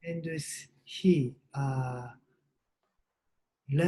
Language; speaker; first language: English; non-native, learner; Japanese